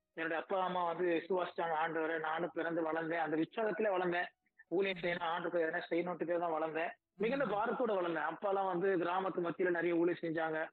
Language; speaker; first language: Tamil; native; Tamil